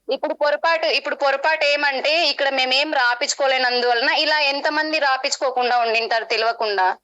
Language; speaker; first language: Telugu; non-native, local second language; Lambadi